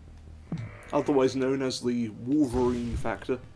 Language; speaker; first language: English; native; English